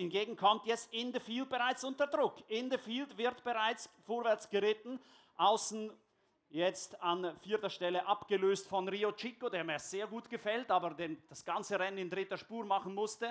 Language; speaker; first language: German; native; German